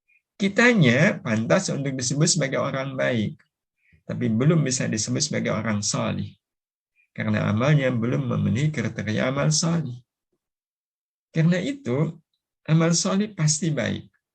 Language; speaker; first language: Indonesian; native; Indonesian